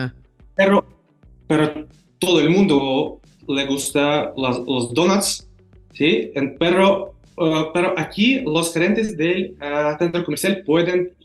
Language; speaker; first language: Spanish; non-native, fluent; Russian